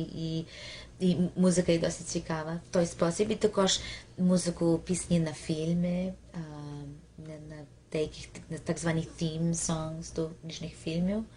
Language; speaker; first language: Ukrainian; early bilingual, heritage; Ukrainian